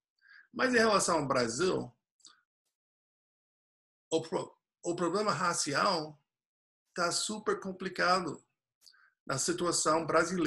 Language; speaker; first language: Portuguese; non-native, fluent; English